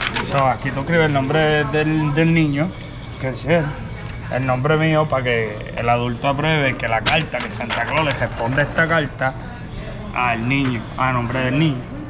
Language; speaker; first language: Spanish; native; Spanish